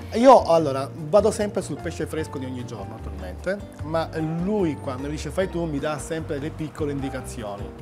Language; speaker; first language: Italian; native; Italian